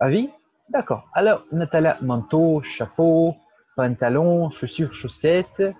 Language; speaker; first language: French; non-native, fluent; Portuguese